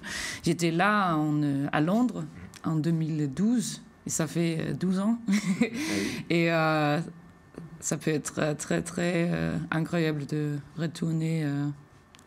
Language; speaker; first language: French; non-native, fluent; Danish